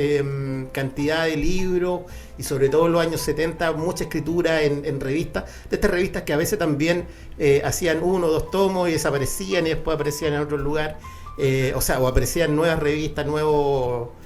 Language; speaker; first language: Spanish; native; Spanish